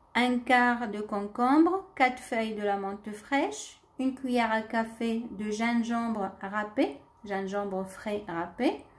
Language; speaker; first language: French; non-native, local second language; Arabic